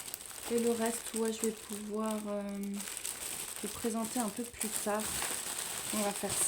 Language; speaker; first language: French; native; French